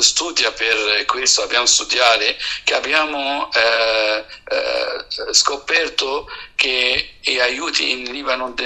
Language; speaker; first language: Italian; non-native, fluent; Arabic